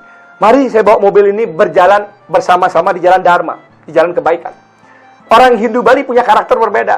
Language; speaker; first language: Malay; non-native, local second language; Balinese